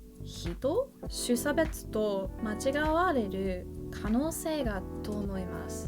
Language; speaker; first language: Japanese; non-native, learner; English